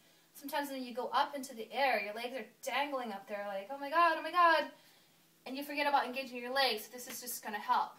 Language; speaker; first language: English; native; English